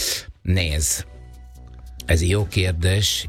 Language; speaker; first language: Hungarian; non-native, fluent; Italian